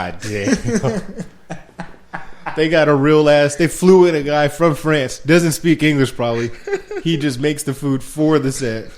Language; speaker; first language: English; native; English